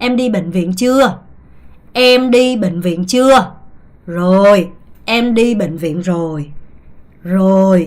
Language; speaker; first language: Vietnamese; non-native, fluent; Korean